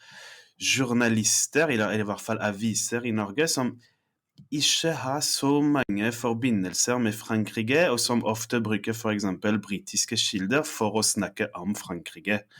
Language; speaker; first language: Norwegian; non-native, fluent; French